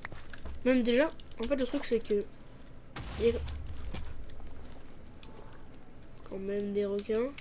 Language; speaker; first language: French; native; French